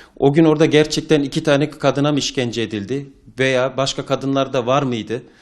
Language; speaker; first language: Turkish; native; Turkish